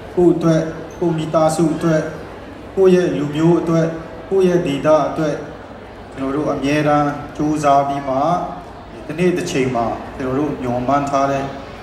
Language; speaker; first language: Burmese; non-native, local second language; Kachin